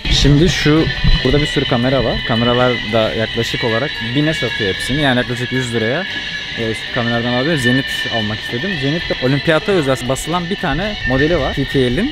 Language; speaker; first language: Turkish; native; Turkish